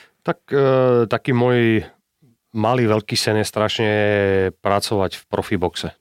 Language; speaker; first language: Slovak; native; Slovak